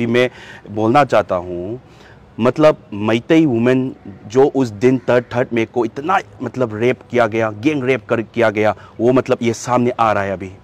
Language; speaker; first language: Hindi; non-native, local second language; Manipuri